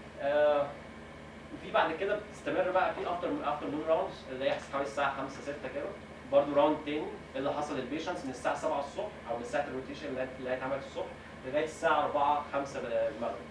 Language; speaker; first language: Arabic; native; Arabic